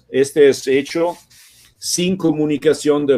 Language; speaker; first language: Spanish; non-native, fluent; Italian